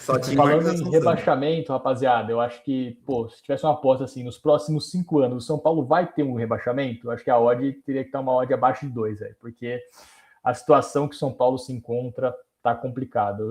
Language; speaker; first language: Portuguese; native; Portuguese